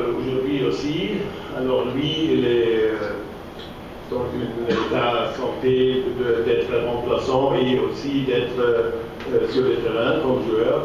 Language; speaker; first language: French; non-native, fluent; German